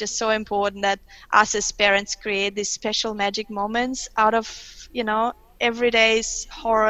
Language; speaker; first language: English; non-native, fluent; Russian